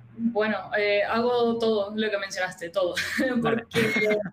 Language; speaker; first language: Spanish; native; Spanish